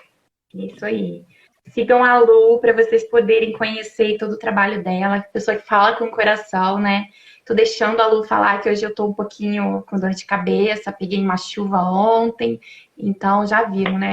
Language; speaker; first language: Portuguese; native; Portuguese